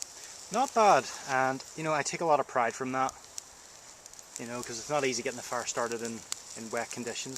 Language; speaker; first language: English; native; English